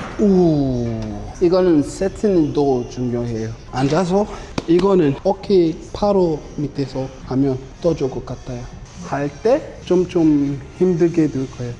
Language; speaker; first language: Korean; non-native, learner; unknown